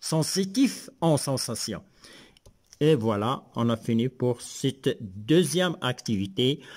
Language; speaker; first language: French; non-native, local second language; Arabic